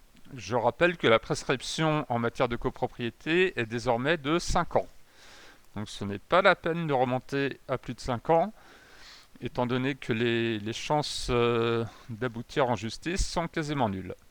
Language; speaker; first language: French; native; French